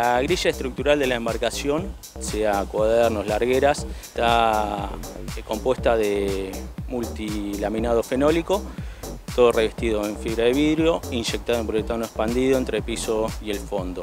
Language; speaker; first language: Spanish; native; Spanish